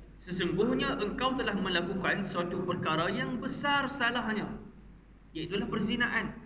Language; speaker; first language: Malay; native; Malay